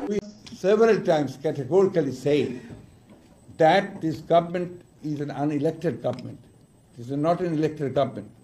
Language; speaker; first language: English; non-native, local second language; Bangla